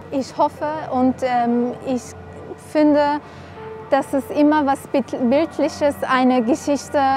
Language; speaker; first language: German; non-native, fluent; Kurdish